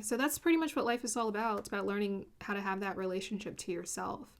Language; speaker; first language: English; native; English